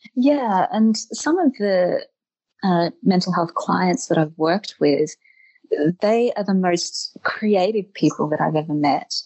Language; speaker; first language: English; native; English